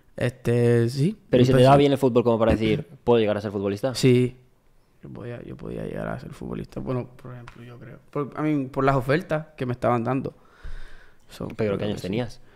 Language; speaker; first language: Spanish; early bilingual, heritage; Spanish